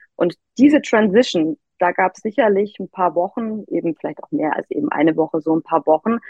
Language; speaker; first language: German; native; German